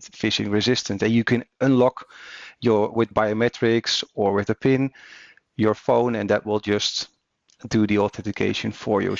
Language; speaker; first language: English; non-native, fluent; Dutch